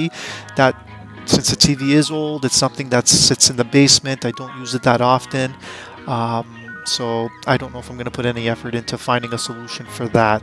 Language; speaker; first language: English; native; English